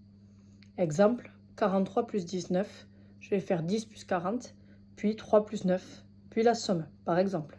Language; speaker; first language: French; native; French